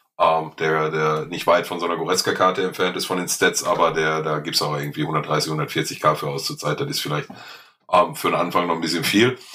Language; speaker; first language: German; native; German